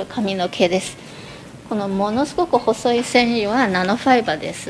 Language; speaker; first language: Japanese; non-native, fluent; Chinese